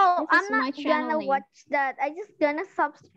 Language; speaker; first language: English; non-native, learner; Indonesian